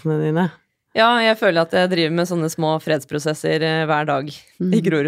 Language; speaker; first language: Norwegian; early bilingual, other home language; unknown